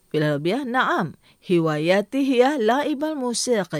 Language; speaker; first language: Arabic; non-native, learner; Indonesian